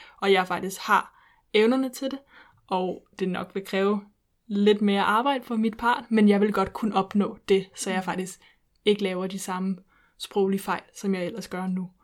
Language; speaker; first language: Danish; early bilingual, heritage; Danish